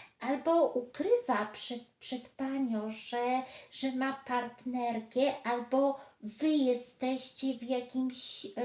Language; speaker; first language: Polish; native; Polish